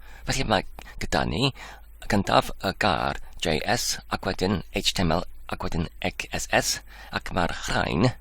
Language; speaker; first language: Welsh; non-native, learner; English